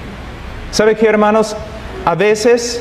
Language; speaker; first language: Spanish; non-native, fluent; English